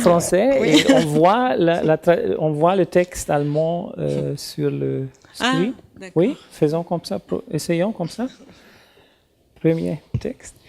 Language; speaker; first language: French; non-native, learner; German